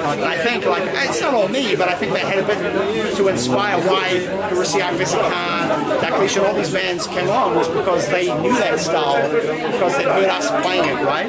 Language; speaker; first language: English; native; English